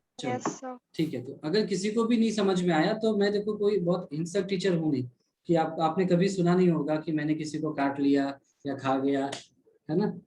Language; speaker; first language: Hindi; native; Hindi